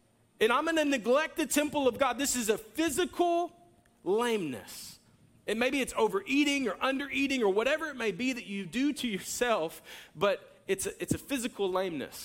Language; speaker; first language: English; native; English